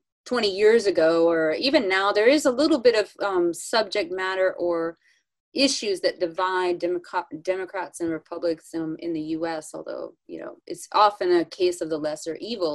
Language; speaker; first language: English; native; English